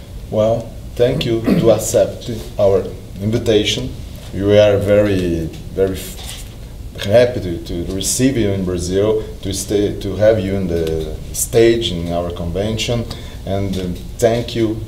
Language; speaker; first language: English; non-native, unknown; Portuguese